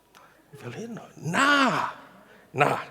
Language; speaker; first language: Welsh; non-native, fluent; English